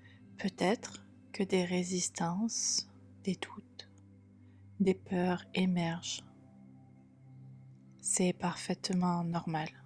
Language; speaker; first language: French; native; French